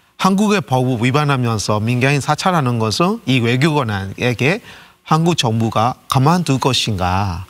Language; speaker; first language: Korean; non-native, fluent; Burmese